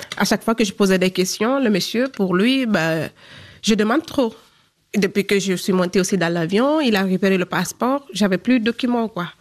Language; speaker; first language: French; non-native, local second language; Fula